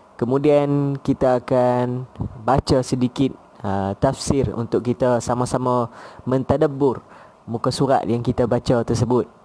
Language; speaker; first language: Malay; native; Malay